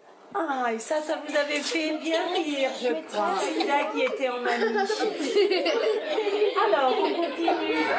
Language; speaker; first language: French; native; French